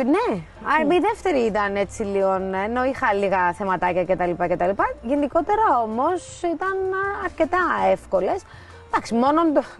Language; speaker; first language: Greek; native; Greek